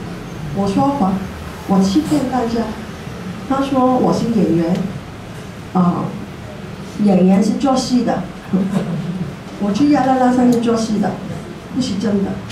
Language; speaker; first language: Chinese; non-native, local second language; Cantonese